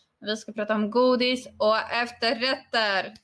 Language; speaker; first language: Swedish; non-native, fluent; Polish